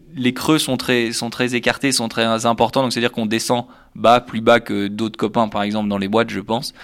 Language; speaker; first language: French; native; French